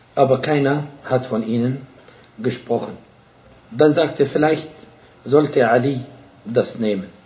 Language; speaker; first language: German; non-native, fluent; Arabic